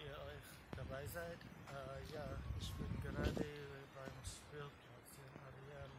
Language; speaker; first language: German; non-native, fluent; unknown